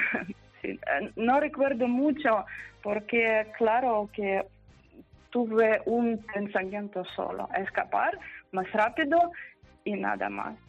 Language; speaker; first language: Spanish; non-native, fluent; Ukrainian